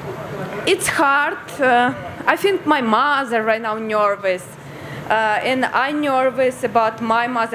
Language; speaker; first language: English; non-native, learner; Ukrainian